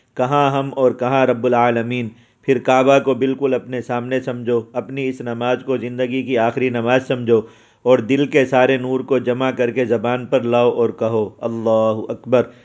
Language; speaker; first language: Urdu; native; Urdu